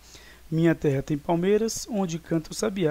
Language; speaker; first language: Portuguese; native; Portuguese